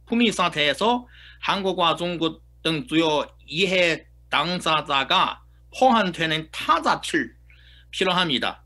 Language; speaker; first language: Korean; non-native, fluent; Chinese